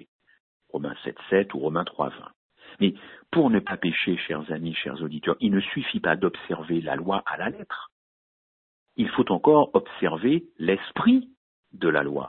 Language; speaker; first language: French; native; French